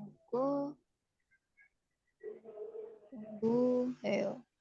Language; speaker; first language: Korean; non-native, learner; Indonesian